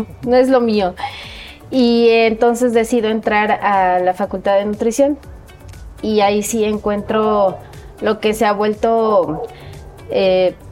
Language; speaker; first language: Spanish; native; Spanish